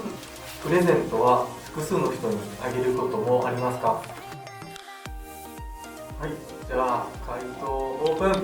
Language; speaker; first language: Japanese; non-native, fluent; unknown